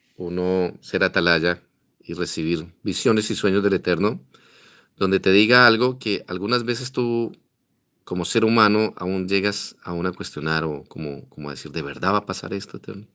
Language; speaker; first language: Spanish; native; Spanish